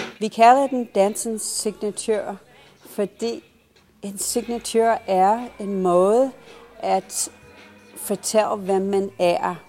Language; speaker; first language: Danish; non-native, fluent; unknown